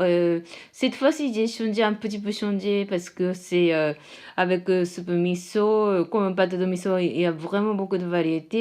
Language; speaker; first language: French; non-native, fluent; Japanese